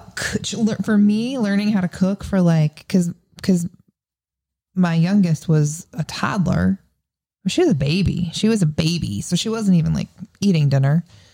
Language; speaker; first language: English; native; English